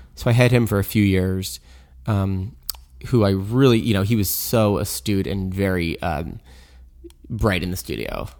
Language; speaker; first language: English; native; English